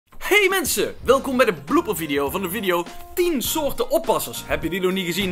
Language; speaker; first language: Dutch; native; Dutch